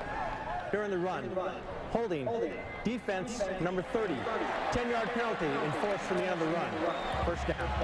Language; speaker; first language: English; native; English